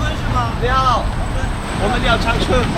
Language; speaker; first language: Chinese; non-native, learner; English